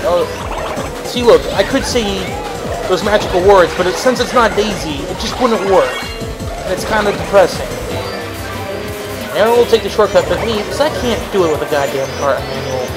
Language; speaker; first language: English; native; English